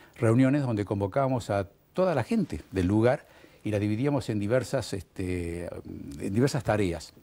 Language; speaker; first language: Spanish; native; Spanish